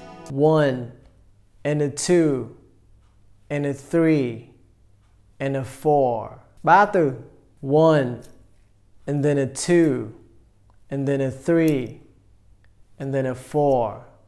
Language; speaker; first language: English; non-native, fluent; Vietnamese